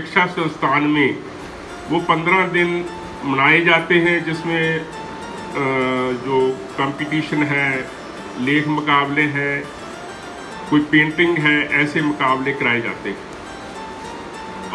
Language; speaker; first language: Hindi; non-native, local second language; Punjabi